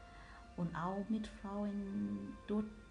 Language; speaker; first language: German; non-native, learner; Vietnamese